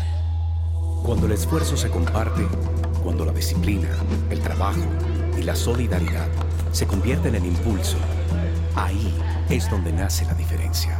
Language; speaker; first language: Spanish; native; Spanish